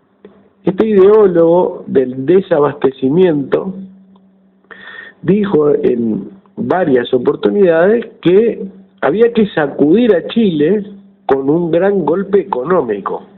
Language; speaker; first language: Spanish; native; Spanish